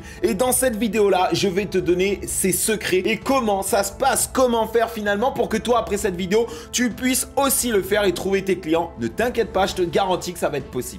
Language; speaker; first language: French; native; French